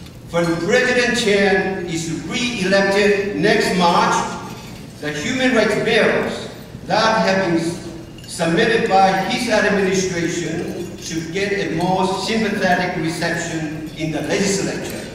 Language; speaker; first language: English; non-native, fluent; Min Nan Chinese